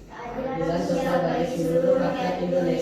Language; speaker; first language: Indonesian; native; Indonesian